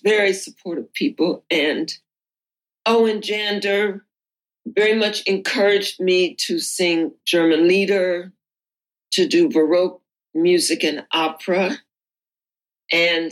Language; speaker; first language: English; native; English